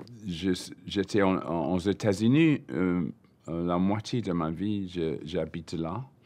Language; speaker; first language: French; non-native, learner; English